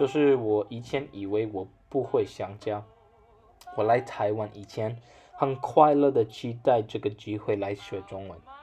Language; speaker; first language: Chinese; non-native, learner; English